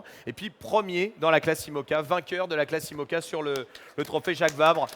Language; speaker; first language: French; native; French